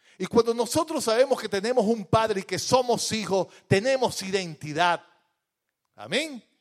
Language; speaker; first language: Spanish; native; Spanish